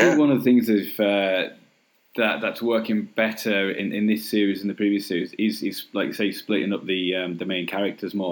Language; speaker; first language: English; native; English